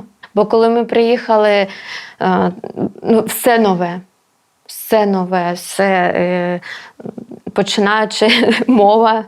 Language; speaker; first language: Ukrainian; non-native, local second language; Russian